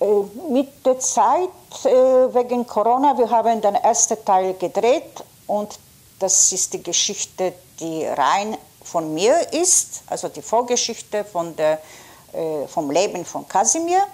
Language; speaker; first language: German; non-native, fluent; Polish